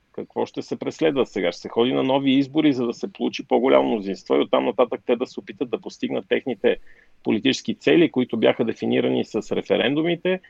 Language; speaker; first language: Bulgarian; native; Bulgarian